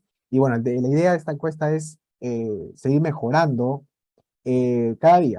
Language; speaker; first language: Spanish; native; Spanish